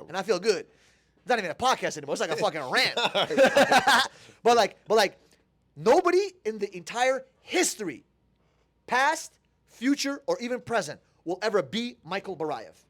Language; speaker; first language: English; native; English